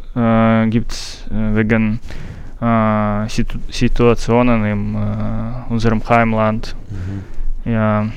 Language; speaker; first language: German; non-native, learner; Russian